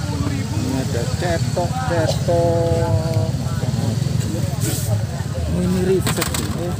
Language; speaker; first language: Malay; non-native, local second language; Javanese